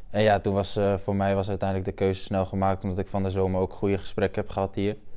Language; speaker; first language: Dutch; native; Dutch